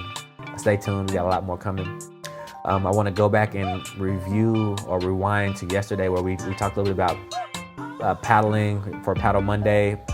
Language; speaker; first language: English; native; English